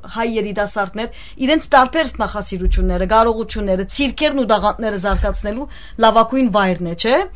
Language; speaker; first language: Armenian; early bilingual, heritage; Armenian